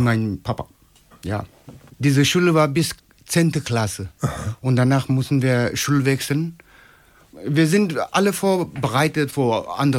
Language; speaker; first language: German; non-native, learner; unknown